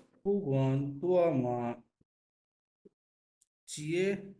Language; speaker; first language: Chinese; non-native, learner; Urdu